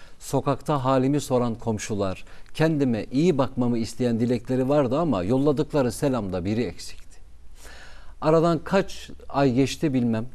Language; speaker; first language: Turkish; non-native, local second language; Kurdish